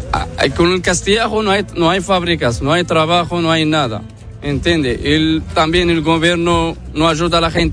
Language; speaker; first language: Spanish; non-native, learner; Arabic